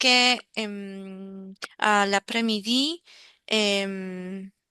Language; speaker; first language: French; non-native, learner; Spanish